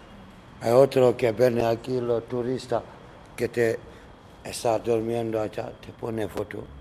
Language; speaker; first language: Spanish; non-native, learner; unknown